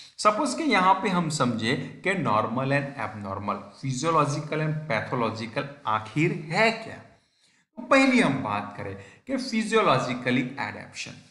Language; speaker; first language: Hindi; non-native, local second language; Gujarati